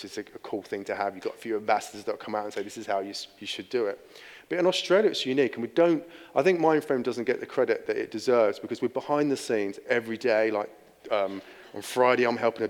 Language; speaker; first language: English; native; English